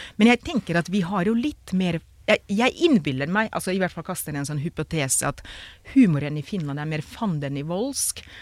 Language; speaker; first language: Norwegian; non-native, fluent; Finnish